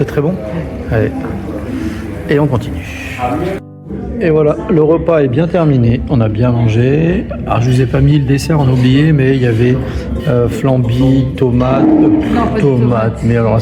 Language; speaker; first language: French; native; French